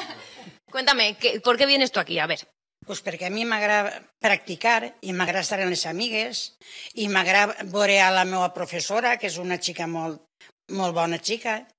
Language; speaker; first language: Spanish; native; Spanish